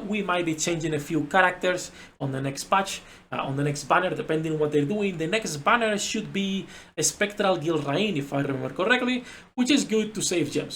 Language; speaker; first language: English; non-native, fluent; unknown